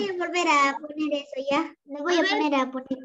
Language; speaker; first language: Spanish; native; Spanish